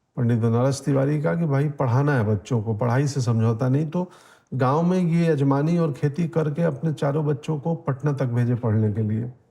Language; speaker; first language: Hindi; native; Hindi